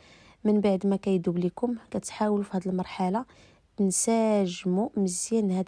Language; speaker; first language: Arabic; native; Arabic